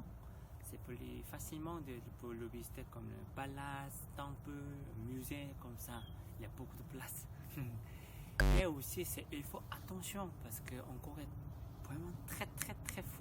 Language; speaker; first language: French; non-native, learner; Korean